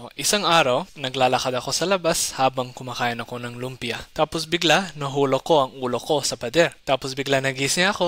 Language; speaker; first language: Filipino; non-native, fluent; Somali